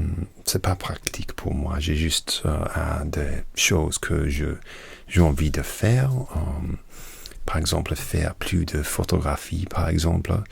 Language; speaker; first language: French; non-native, learner; English